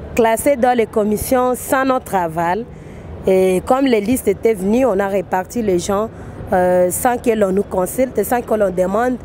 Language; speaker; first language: French; non-native, local second language; Swahili